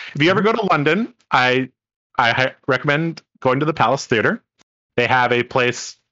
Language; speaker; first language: English; non-native, local second language; Cantonese